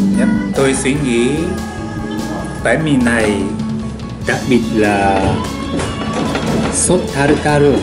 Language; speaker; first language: Vietnamese; non-native, learner; Japanese